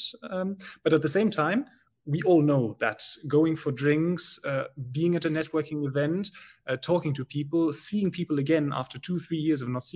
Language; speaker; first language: English; non-native, fluent; German